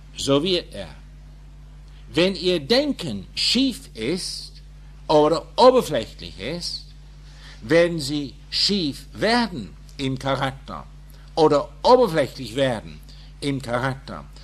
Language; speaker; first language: German; non-native, fluent; English